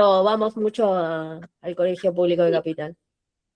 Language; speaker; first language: Spanish; native; Spanish